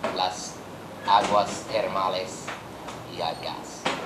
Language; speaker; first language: Spanish; non-native, learner; English